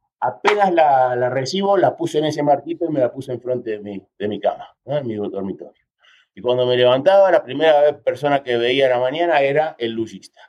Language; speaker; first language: Spanish; early bilingual, heritage; Spanish